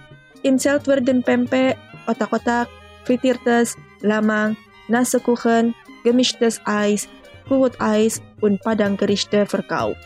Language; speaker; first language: German; non-native, fluent; Indonesian